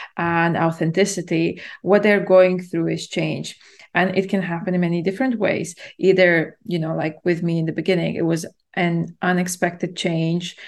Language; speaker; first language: English; non-native, fluent; Latvian